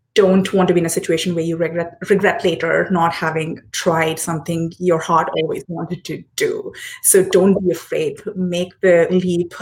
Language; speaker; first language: English; non-native, local second language; Hindi